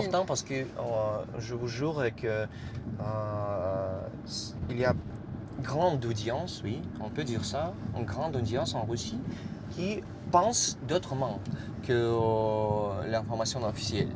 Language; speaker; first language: French; non-native, fluent; Russian